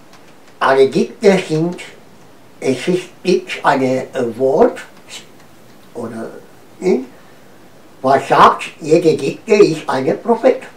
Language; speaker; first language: German; non-native, learner; Romanian